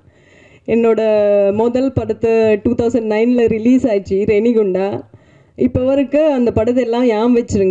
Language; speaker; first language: Tamil; non-native, fluent; Punjabi